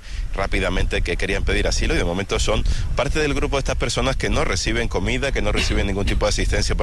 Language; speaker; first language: Spanish; native; Spanish